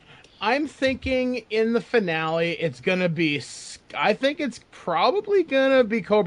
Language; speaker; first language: English; native; English